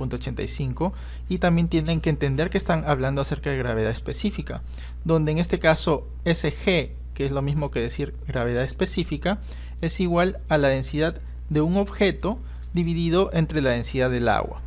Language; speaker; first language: Spanish; native; Spanish